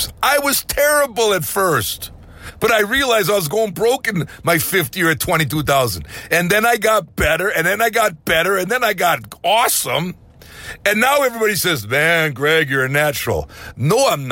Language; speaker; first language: English; native; English